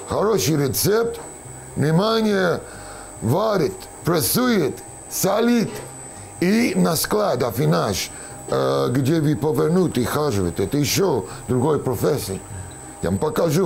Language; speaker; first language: Russian; non-native, learner; English